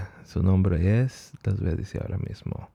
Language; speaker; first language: Spanish; early bilingual, heritage; Spanish